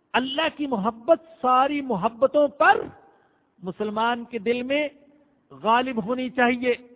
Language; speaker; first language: Urdu; non-native, local second language; Punjabi